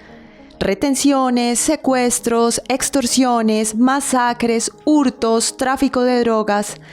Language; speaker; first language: Spanish; native; Spanish